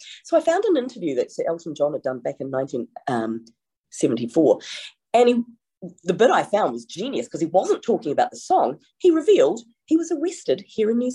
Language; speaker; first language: English; native; English